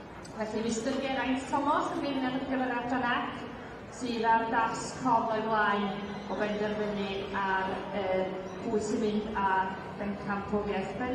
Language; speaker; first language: Welsh; native; Welsh